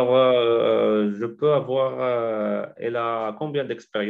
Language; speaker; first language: French; non-native, learner; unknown